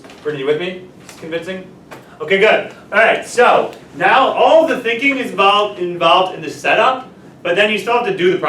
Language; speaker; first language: English; native; English